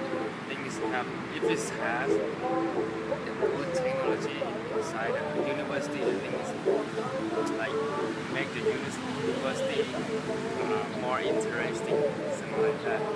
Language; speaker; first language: English; non-native, learner; Thai